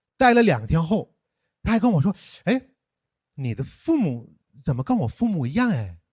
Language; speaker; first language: Chinese; non-native, fluent; English